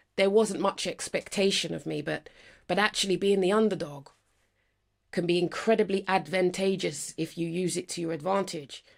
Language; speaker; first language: English; native; English